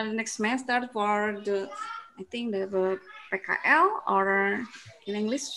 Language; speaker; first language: English; non-native, learner; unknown